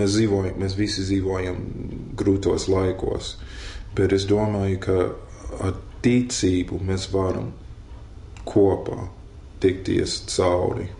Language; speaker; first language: Latvian; non-native, fluent; English